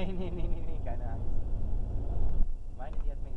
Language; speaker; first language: German; native; German